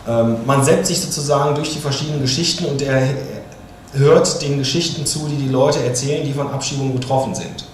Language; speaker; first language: German; native; German